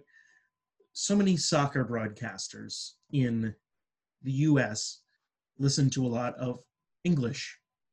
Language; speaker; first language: English; native; English